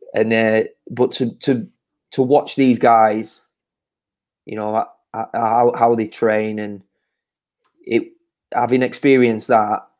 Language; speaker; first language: English; native; English